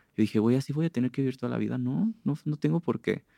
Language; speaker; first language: Spanish; native; Spanish